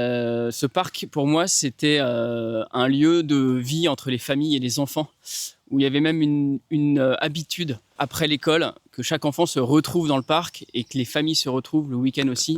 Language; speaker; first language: French; native; French